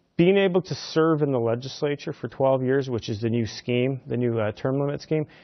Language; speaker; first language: English; native; English